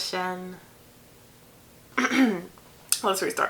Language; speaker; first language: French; non-native, learner; English